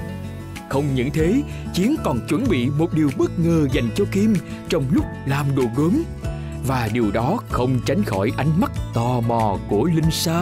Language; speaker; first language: Vietnamese; native; Vietnamese